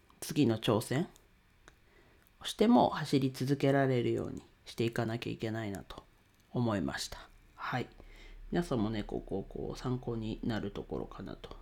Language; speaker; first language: Japanese; native; Japanese